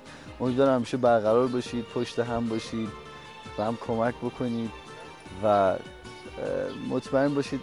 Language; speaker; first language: Persian; native; Persian